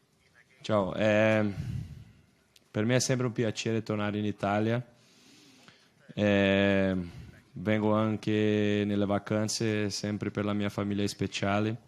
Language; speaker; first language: Italian; non-native, fluent; Portuguese